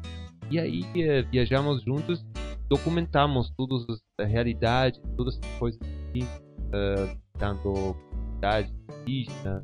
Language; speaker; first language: Portuguese; non-native, fluent; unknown